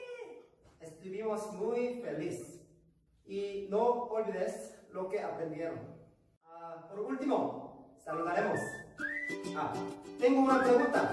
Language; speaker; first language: Spanish; non-native, learner; Korean